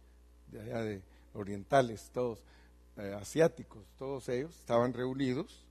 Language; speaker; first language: Spanish; native; Spanish